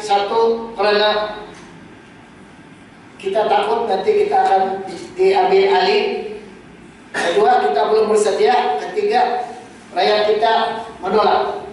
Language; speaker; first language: Malay; native; Malay